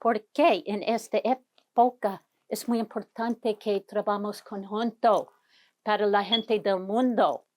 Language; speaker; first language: Spanish; non-native, learner; English